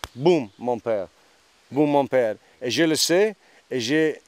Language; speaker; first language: French; non-native, learner; Italian